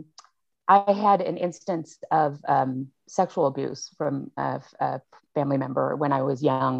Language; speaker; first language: English; native; English